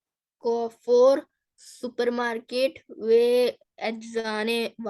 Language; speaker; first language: Turkish; non-native, learner; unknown